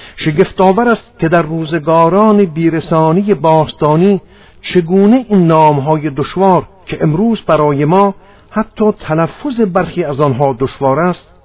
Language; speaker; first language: Persian; non-native, local second language; Armenian